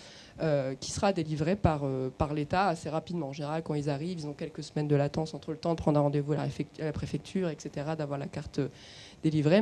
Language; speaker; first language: French; native; French